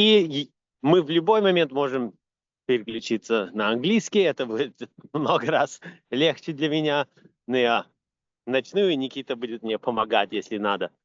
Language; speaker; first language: Russian; early bilingual, heritage; Russian